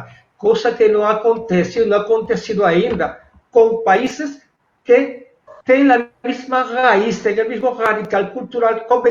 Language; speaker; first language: Portuguese; non-native, fluent; Spanish